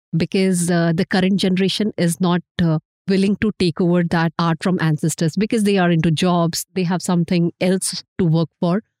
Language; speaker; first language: English; non-native, local second language; Hindi